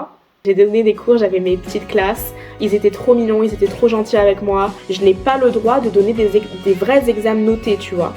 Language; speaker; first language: French; native; French